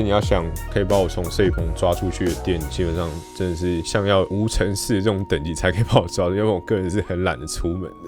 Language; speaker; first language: Chinese; native; Chinese